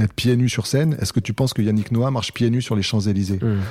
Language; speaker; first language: French; native; French